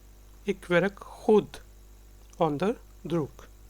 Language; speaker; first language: Dutch; non-native, fluent; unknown